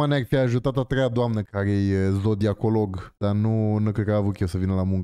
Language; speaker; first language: Romanian; native; Romanian